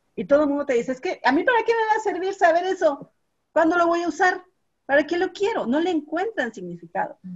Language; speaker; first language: Spanish; native; Spanish